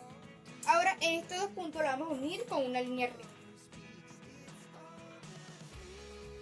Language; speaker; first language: Spanish; native; Spanish